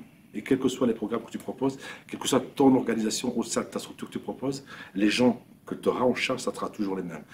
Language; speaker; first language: French; native; French